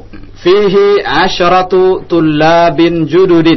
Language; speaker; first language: Arabic; non-native, fluent; Indonesian